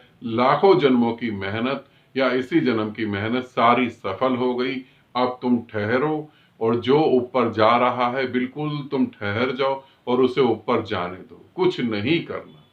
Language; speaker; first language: Hindi; native; Hindi